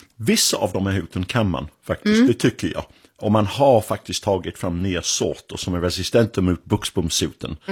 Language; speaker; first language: Swedish; non-native, fluent; English